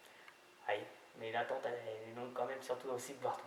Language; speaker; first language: French; native; French